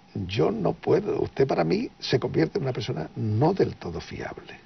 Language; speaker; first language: Spanish; native; Spanish